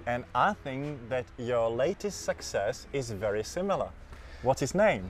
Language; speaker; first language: English; non-native, fluent; Czech